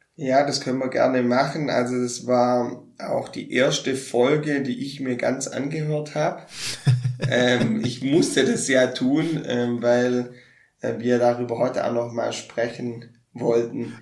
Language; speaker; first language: German; native; German